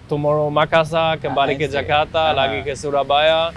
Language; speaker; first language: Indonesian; non-native, fluent; German